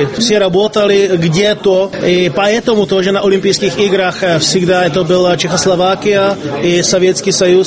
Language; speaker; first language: Russian; non-native, fluent; Czech